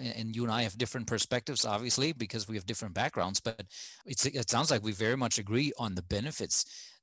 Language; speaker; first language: English; non-native, fluent; German